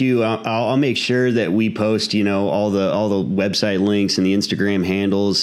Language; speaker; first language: English; native; English